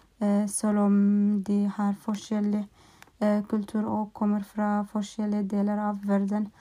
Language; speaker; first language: Swedish; non-native, learner; Norwegian